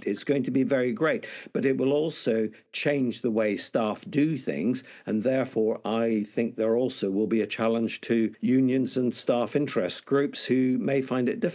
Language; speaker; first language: English; native; English